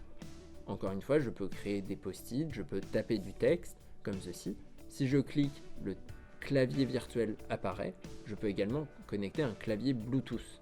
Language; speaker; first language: French; native; French